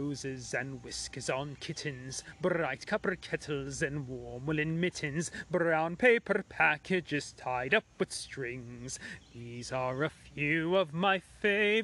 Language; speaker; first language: English; native; English